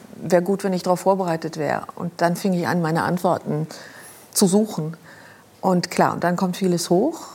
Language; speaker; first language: German; non-native, local second language; Luxembourgish